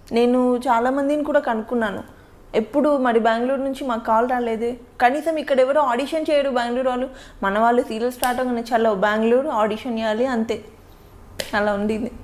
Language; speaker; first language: Telugu; native; Telugu